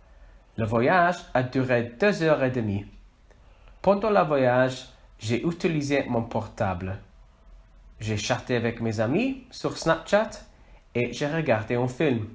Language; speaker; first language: French; non-native, learner; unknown